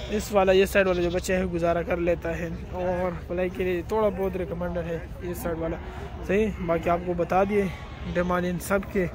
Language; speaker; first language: Urdu; non-native, local second language; Pashto